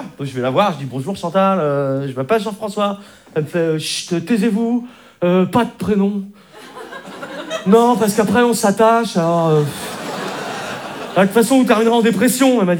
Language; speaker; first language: French; native; French